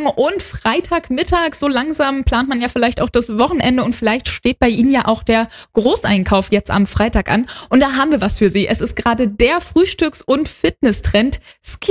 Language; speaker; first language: German; native; German